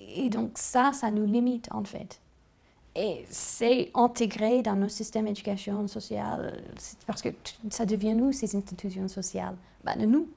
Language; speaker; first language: French; non-native, fluent; English